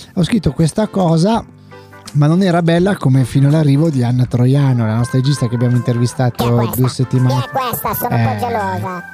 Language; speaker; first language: Italian; native; Italian